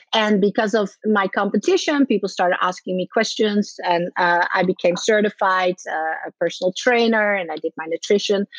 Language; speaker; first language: English; non-native, fluent; Dutch